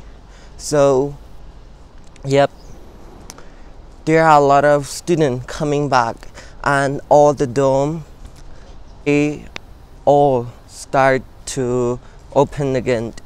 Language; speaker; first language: English; non-native, learner; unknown